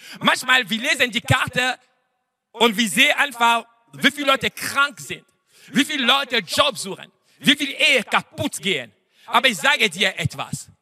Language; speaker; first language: German; non-native, fluent; French